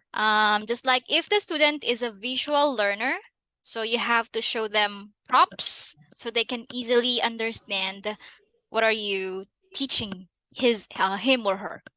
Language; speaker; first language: English; non-native, fluent; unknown